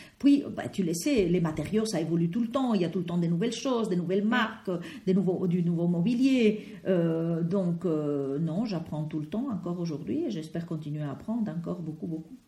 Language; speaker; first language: French; non-native, fluent; Spanish